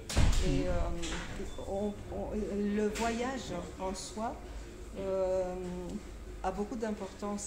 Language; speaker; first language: French; non-native, fluent; Romanian